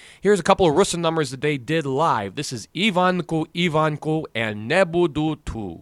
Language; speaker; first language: English; native; English